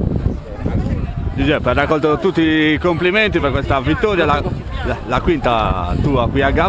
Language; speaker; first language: Italian; native; Italian